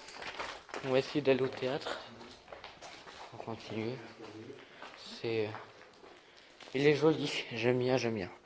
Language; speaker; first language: French; native; French